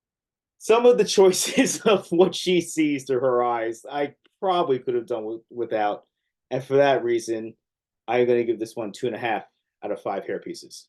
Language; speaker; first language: English; native; English